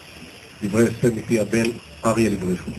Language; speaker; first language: Hebrew; native; Hebrew